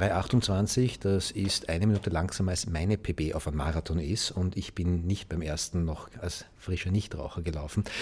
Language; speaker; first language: German; native; German